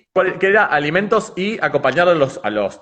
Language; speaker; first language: Spanish; native; Spanish